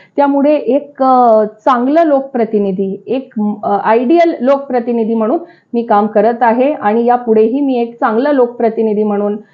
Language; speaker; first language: Marathi; native; Marathi